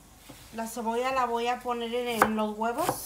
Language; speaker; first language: Spanish; native; Spanish